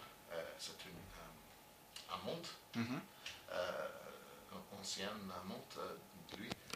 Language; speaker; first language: French; non-native, learner; English